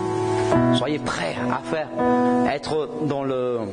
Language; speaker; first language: French; non-native, fluent; Spanish